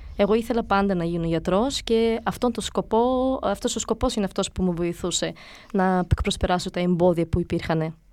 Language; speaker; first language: Greek; early bilingual, other home language; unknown